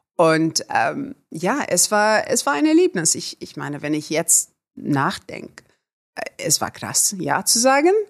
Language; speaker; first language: German; non-native, fluent; Afrikaans